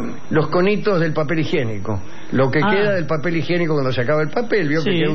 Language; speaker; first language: Spanish; native; Spanish